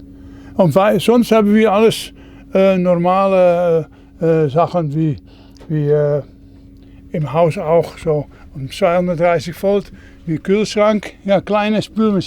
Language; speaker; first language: German; non-native, learner; Dutch